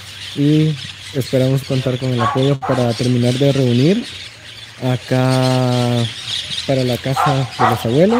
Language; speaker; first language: Spanish; native; Spanish